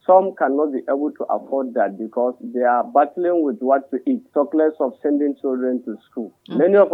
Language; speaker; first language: English; non-native, local second language; Hausa